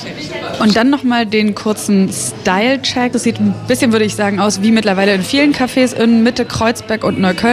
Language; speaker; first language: German; native; German